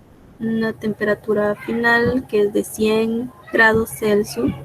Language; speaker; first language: Spanish; native; Spanish